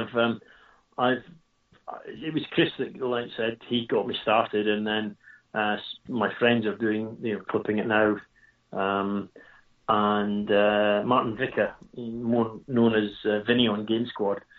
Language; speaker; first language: English; native; English